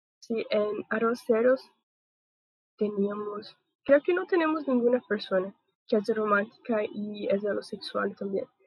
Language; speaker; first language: Spanish; non-native, learner; Portuguese